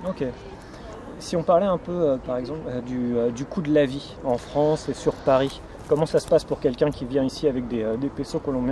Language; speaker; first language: French; native; French